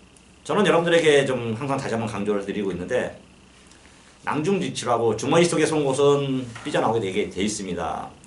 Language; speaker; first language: Korean; native; Korean